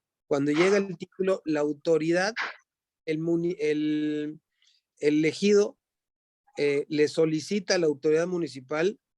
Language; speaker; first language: Spanish; native; Spanish